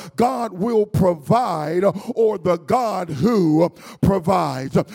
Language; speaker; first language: English; native; English